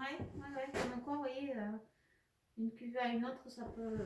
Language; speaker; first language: French; native; French